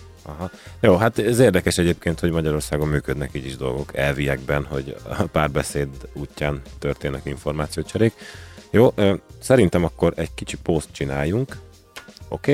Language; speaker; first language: Hungarian; native; Hungarian